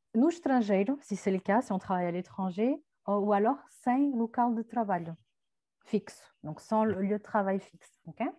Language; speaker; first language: French; native; French